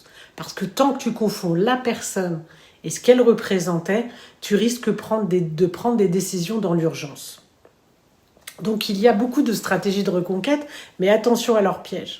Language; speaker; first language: French; native; French